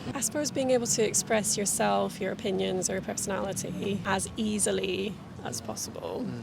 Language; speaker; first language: English; native; English